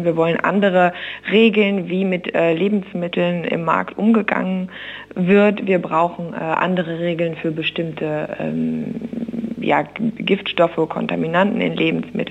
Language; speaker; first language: German; native; German